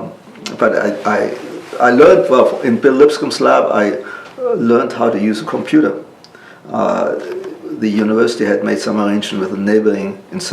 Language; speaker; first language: English; non-native, local second language; German